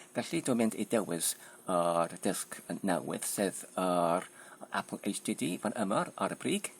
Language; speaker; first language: Welsh; non-native, learner; Polish